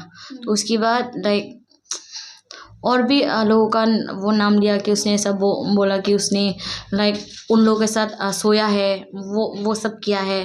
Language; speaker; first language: Hindi; non-native, local second language; Kok Borok